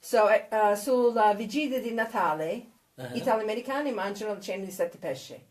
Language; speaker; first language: Italian; non-native, fluent; English